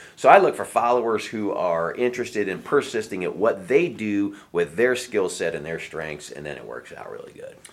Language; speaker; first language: English; native; English